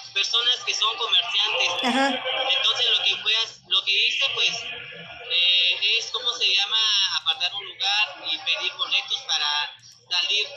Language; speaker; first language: Spanish; native; Spanish